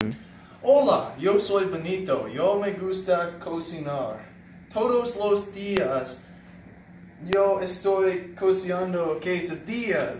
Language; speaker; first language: Spanish; non-native, learner; English